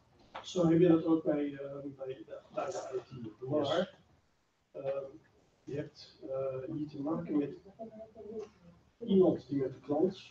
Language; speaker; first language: Dutch; non-native, fluent; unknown